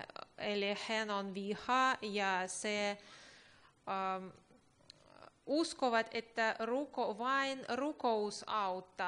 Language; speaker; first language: Finnish; non-native, learner; Ukrainian